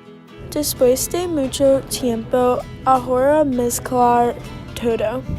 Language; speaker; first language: Spanish; non-native, learner; English